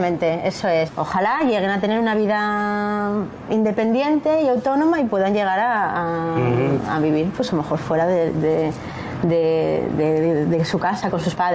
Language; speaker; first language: Spanish; native; Spanish